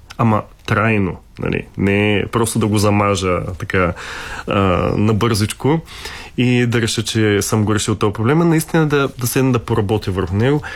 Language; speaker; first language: Bulgarian; native; Bulgarian